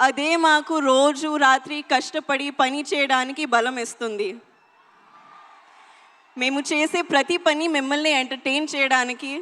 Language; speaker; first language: Telugu; non-native, learner; Hindi